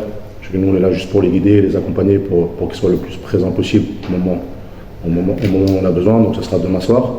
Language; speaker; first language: French; native; French